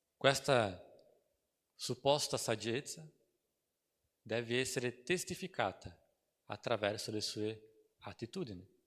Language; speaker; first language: Italian; non-native, fluent; Portuguese